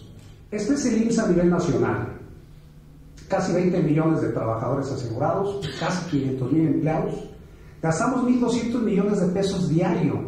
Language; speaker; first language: Spanish; native; Spanish